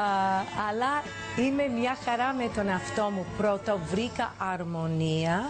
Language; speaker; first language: Greek; early bilingual, heritage; English